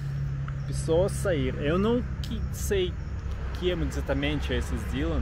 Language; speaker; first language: Portuguese; non-native, learner; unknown